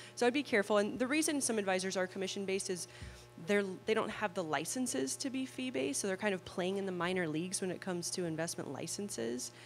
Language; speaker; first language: English; native; English